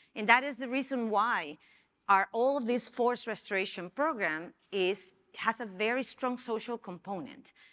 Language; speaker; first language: English; non-native, fluent; Spanish